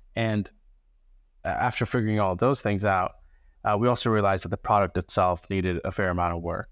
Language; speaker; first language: English; early bilingual, other home language; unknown